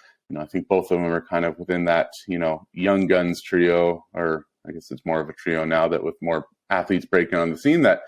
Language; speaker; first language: English; native; English